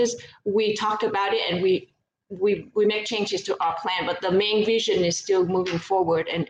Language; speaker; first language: English; non-native, fluent; Vietnamese